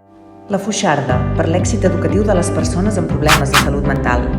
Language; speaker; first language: Catalan; native; Catalan